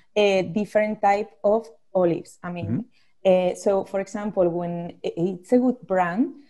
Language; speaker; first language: English; non-native, fluent; Spanish